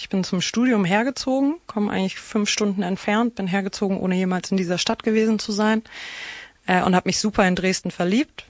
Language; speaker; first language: German; native; German